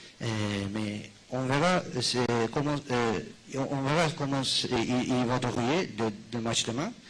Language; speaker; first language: French; non-native, fluent; Turkish